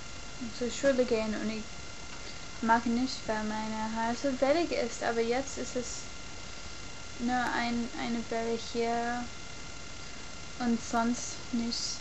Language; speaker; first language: German; non-native, learner; English